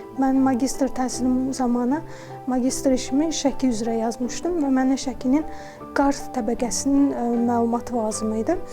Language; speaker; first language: Azerbaijani; native; Azerbaijani